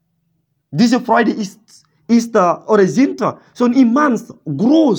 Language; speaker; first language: German; non-native, learner; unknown